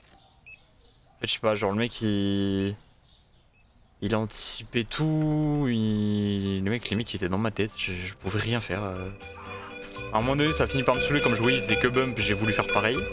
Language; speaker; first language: French; native; French